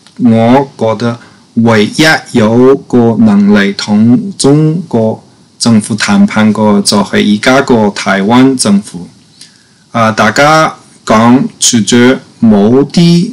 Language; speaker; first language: Chinese; native; Chinese